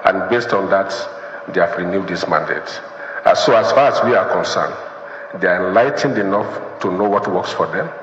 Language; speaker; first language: English; non-native, local second language; Yoruba